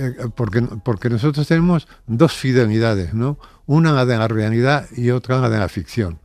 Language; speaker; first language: Spanish; native; Spanish